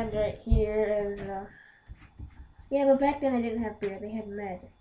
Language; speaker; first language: English; native; English